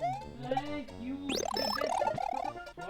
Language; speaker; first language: Swedish; non-native, fluent; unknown